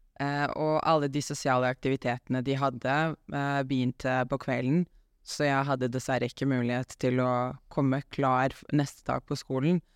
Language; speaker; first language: Norwegian; non-native, fluent; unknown